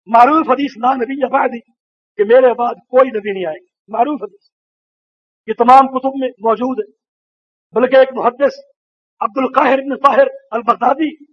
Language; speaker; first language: Urdu; native; Urdu